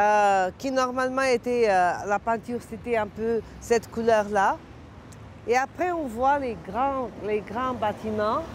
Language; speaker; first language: French; non-native, fluent; Portuguese